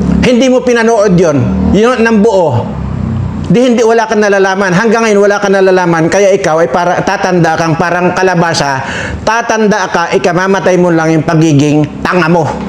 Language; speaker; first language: Filipino; non-native, local second language; Iloko